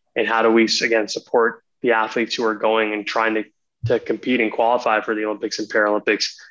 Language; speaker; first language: English; native; English